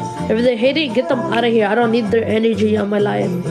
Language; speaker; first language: English; early bilingual, other home language; Spanish